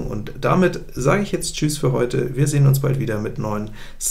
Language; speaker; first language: German; native; German